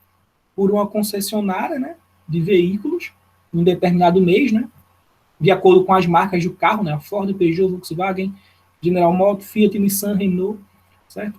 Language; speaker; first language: Portuguese; native; Portuguese